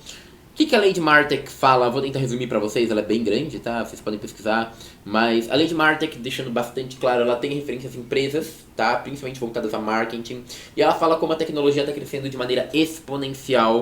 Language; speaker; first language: Portuguese; native; Portuguese